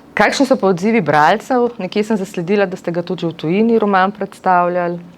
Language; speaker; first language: Slovenian; native; Slovenian